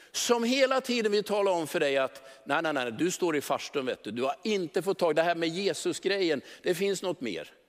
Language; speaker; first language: Swedish; native; Swedish